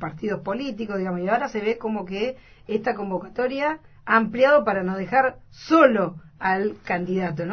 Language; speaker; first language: Spanish; native; Spanish